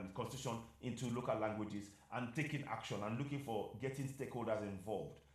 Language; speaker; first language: English; non-native, local second language; Yoruba